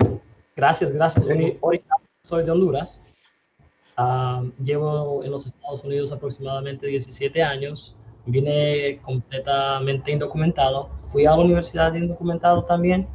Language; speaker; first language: Spanish; early bilingual, other home language; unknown